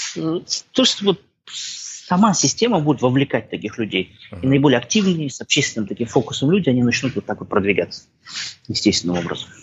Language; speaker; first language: Russian; non-native, local second language; Kazakh